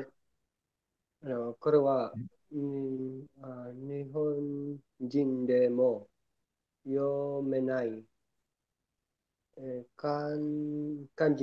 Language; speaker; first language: Japanese; non-native, learner; Filipino